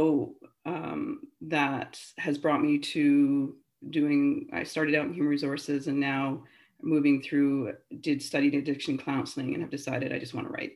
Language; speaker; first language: English; native; English